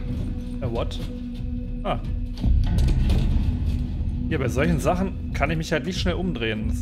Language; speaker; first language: German; native; German